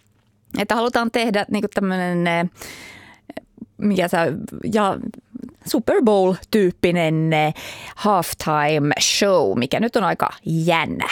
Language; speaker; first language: Finnish; native; Finnish